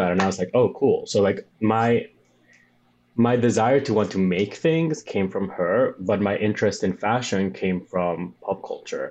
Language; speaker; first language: English; non-native, fluent; Spanish